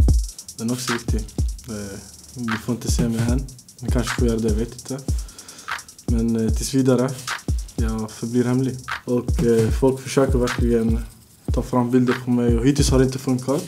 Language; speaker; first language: Swedish; early bilingual, other home language; Bosnian